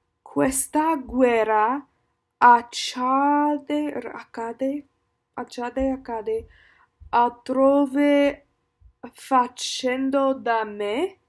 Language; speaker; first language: Italian; non-native, learner; English